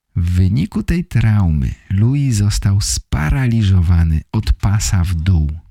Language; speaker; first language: Polish; native; Polish